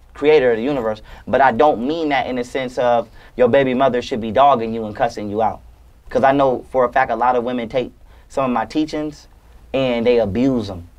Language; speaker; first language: English; native; English